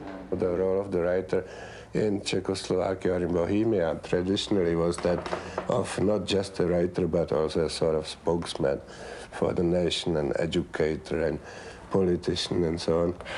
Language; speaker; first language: English; non-native, fluent; Czech